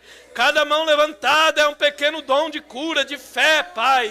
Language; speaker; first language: Portuguese; native; Portuguese